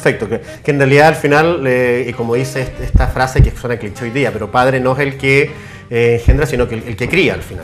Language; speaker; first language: Spanish; native; Spanish